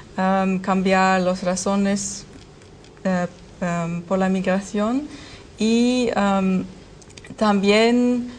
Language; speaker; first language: Spanish; non-native, learner; German